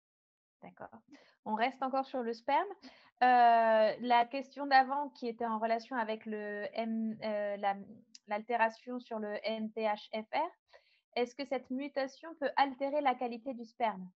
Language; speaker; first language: French; native; French